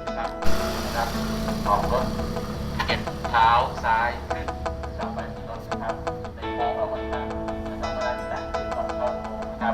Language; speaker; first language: Thai; native; Thai